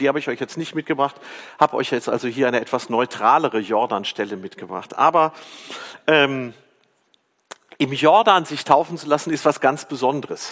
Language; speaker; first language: German; native; German